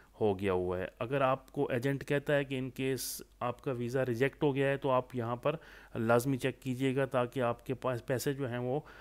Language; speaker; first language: Urdu; non-native, local second language; Punjabi